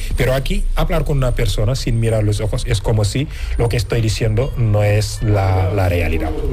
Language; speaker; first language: Spanish; non-native, fluent; Wolof